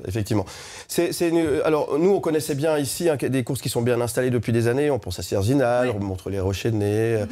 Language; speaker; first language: French; native; French